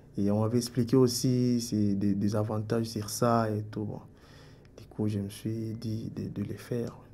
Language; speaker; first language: French; non-native, local second language; Lingala